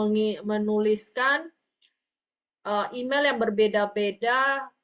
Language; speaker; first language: Indonesian; native; Indonesian